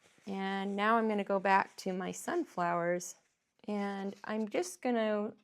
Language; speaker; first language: English; native; English